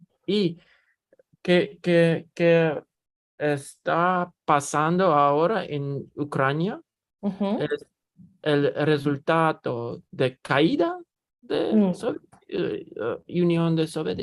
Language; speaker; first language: Spanish; non-native, learner; Russian